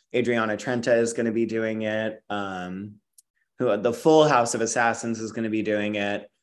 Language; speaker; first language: English; native; English